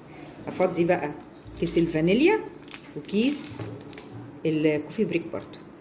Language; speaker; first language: Arabic; native; Arabic